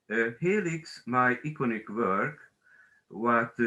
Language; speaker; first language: English; non-native, learner; Hungarian